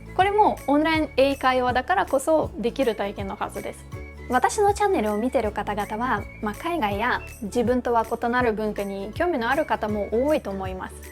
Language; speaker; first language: Japanese; non-native, fluent; Russian